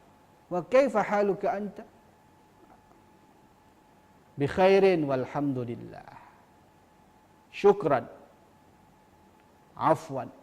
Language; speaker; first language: Arabic; non-native, fluent; Indonesian